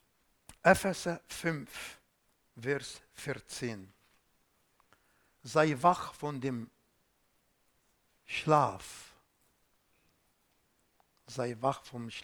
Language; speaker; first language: German; non-native, fluent; Arabic